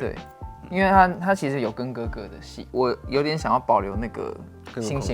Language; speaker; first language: Chinese; native; Chinese